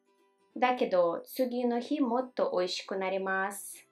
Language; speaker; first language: Japanese; non-native, fluent; Russian